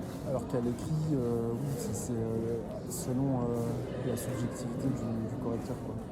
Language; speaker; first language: French; native; French